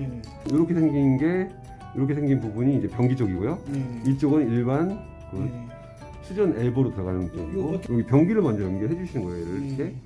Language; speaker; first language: Korean; native; Korean